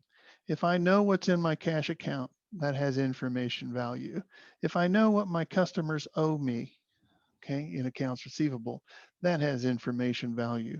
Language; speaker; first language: English; native; English